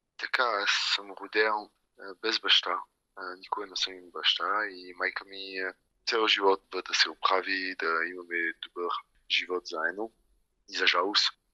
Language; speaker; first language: Bulgarian; early bilingual, heritage; Bulgarian